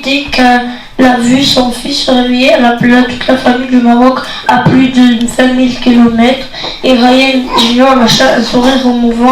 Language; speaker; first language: French; native; French